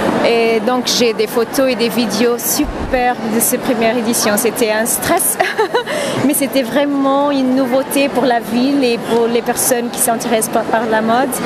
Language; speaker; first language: French; non-native, fluent; Portuguese